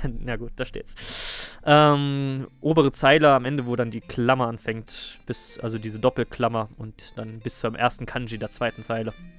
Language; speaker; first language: German; native; German